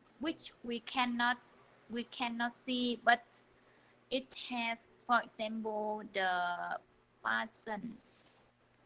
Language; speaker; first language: English; non-native, learner; Vietnamese